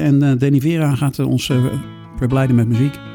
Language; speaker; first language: Dutch; native; Dutch